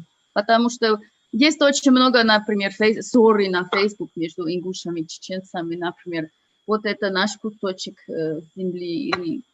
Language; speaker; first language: Russian; non-native, fluent; English